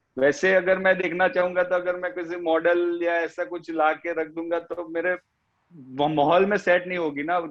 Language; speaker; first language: Hindi; non-native, local second language; Gujarati